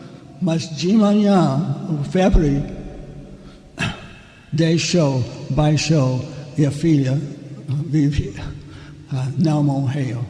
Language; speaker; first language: Portuguese; non-native, fluent; English